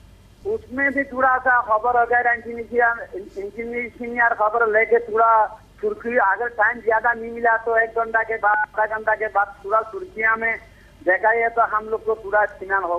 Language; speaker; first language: Hindi; non-native, learner; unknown